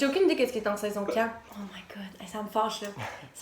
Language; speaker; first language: French; native; French